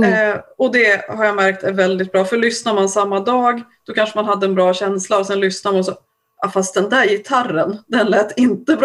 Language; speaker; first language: Swedish; native; Swedish